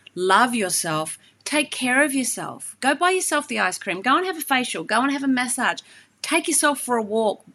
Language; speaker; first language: English; native; English